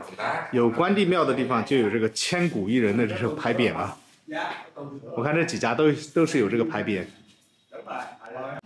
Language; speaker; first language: Chinese; native; Chinese